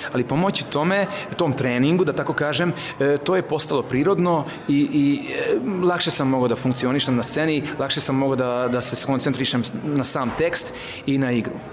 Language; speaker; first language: Serbian; non-native, local second language; Hungarian